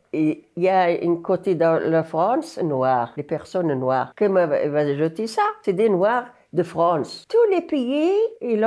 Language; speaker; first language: French; non-native, learner; Arabic